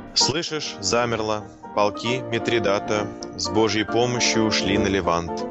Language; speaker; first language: Russian; native; Russian